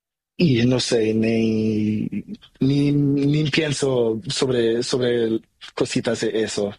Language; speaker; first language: Spanish; non-native, learner; Portuguese